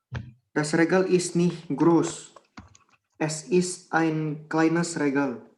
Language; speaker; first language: German; non-native, learner; Indonesian